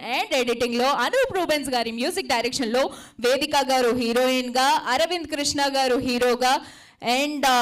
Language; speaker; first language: Telugu; native; Telugu